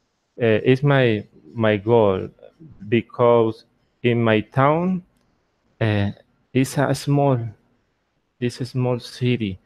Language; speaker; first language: English; non-native, learner; Spanish